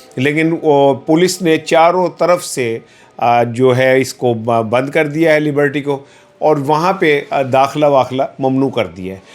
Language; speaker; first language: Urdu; non-native, local second language; Punjabi